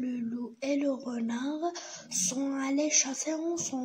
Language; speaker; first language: French; non-native, learner; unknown